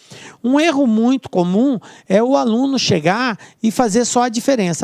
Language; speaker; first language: Portuguese; native; Portuguese